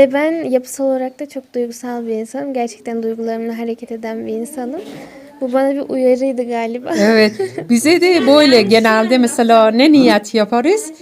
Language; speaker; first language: Turkish; non-native, learner; Persian